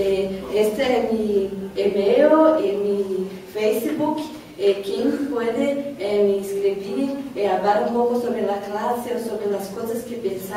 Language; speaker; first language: Spanish; non-native, learner; Portuguese